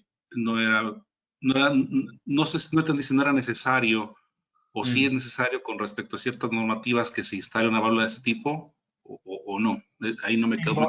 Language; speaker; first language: Spanish; native; Spanish